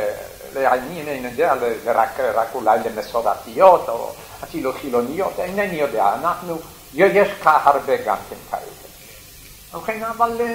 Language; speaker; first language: Hebrew; non-native, fluent; Yiddish